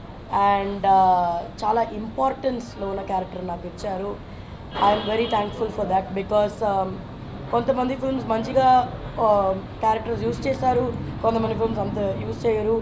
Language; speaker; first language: Telugu; non-native, fluent; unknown